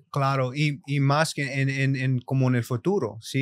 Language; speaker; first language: Spanish; early bilingual, other home language; English